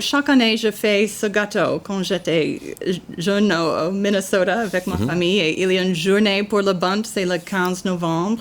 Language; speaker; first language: French; non-native, learner; English